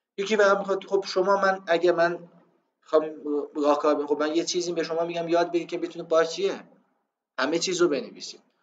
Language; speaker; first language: Persian; non-native, local second language; Azerbaijani